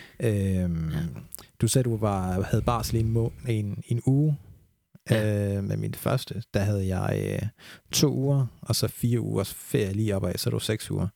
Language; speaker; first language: Danish; early bilingual, other home language; English